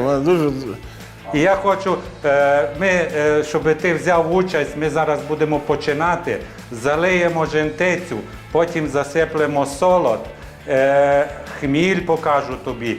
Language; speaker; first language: Ukrainian; native; Ukrainian